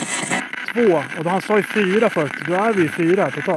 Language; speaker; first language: Swedish; native; Swedish